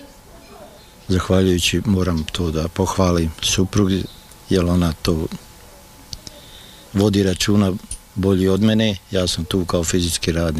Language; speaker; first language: Serbian; native; Serbian